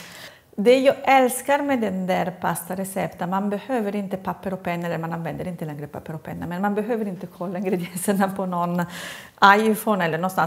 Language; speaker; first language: Swedish; non-native, fluent; Italian